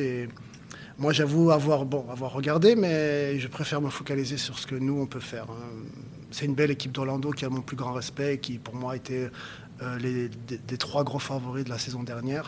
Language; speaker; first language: French; native; French